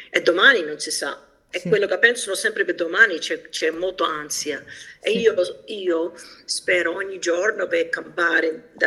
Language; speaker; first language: Italian; early bilingual, heritage; Italian